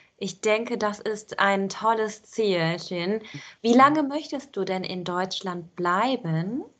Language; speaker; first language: German; native; German